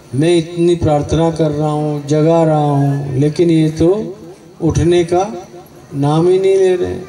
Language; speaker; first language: Hindi; non-native, local second language; Gujarati